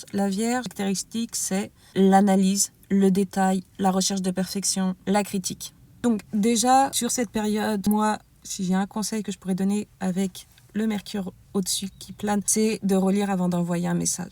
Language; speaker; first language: French; native; French